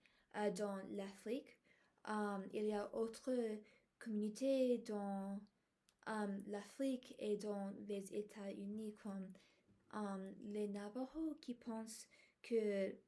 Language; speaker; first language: French; non-native, learner; English